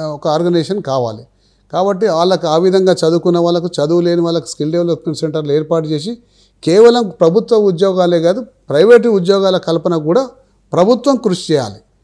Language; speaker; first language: Telugu; native; Telugu